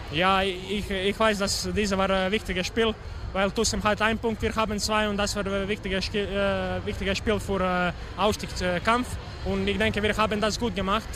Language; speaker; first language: German; non-native, learner; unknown